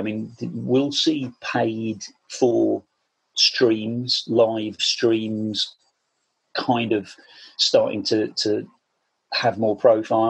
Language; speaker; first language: English; native; English